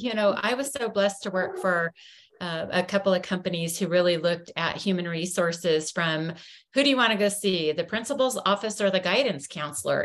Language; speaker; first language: English; native; English